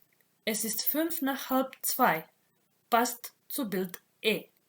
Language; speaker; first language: German; non-native, fluent; Macedonian